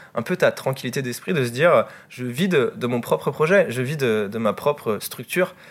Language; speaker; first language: French; native; French